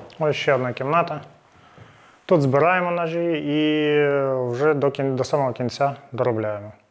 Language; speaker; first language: Ukrainian; non-native, local second language; Russian